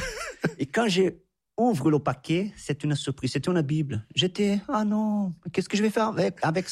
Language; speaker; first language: French; non-native, fluent; Portuguese